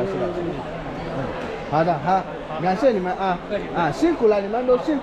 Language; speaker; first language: Chinese; non-native, learner; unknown